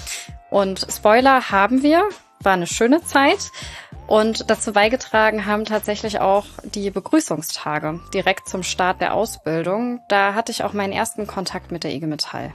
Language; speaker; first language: German; native; German